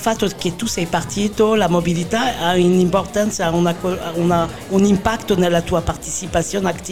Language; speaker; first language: Italian; non-native, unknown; French